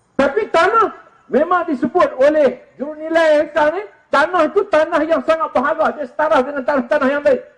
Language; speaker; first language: Malay; native; Malay